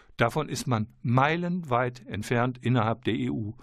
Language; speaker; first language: German; native; German